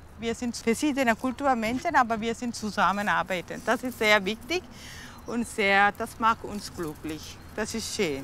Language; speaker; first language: German; non-native, learner; Tamil